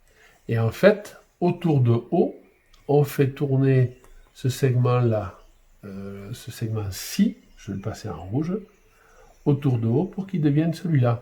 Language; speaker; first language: French; native; French